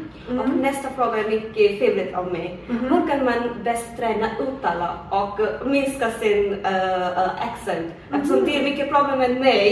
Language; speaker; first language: Swedish; non-native, learner; Hindi